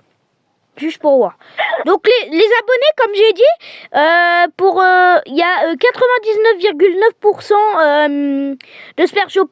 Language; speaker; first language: French; native; French